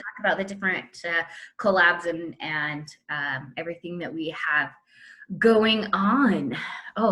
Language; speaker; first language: English; native; English